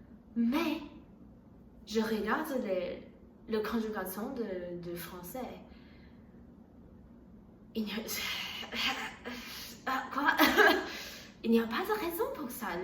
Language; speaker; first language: French; non-native, learner; Chinese